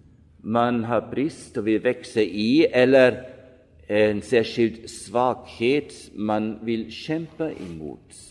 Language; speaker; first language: Swedish; non-native, fluent; German